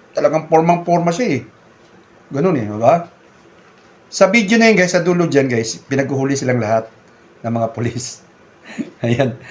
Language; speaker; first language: Filipino; non-native, local second language; Cebuano